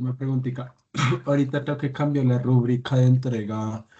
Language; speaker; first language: Spanish; native; Spanish